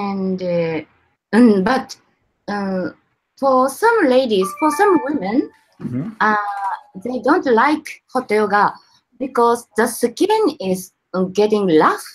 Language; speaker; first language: English; non-native, learner; Japanese